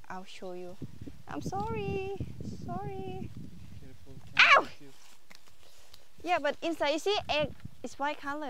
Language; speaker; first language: English; non-native, learner; Thai